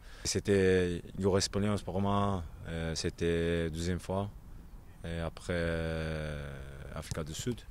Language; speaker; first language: French; non-native, learner; Japanese